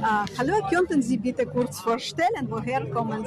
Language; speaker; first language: German; non-native, fluent; Ukrainian